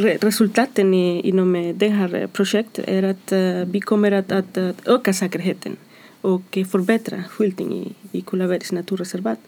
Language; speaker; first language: Swedish; non-native, fluent; Spanish